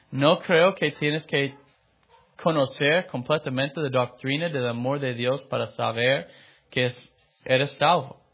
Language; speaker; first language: Spanish; non-native, fluent; English